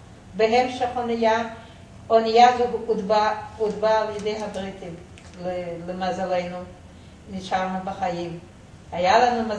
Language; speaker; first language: Hebrew; non-native, fluent; Yiddish